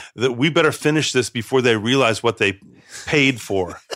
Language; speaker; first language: English; native; English